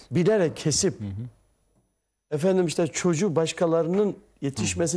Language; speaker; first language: Turkish; native; Turkish